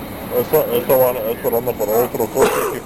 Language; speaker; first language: Spanish; non-native, learner; English